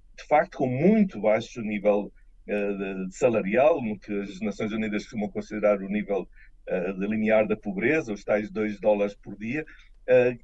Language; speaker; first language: Portuguese; native; Portuguese